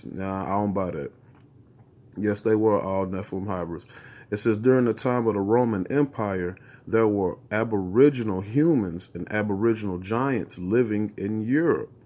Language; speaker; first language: English; native; English